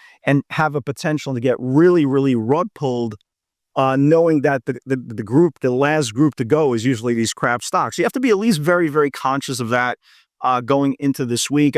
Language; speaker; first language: English; native; English